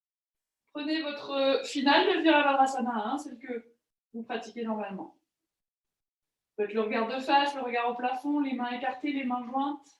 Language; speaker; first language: French; native; French